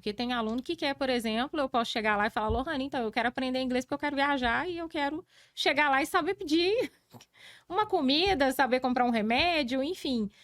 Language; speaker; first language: Portuguese; native; Portuguese